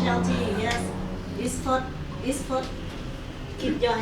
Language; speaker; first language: English; non-native, learner; Vietnamese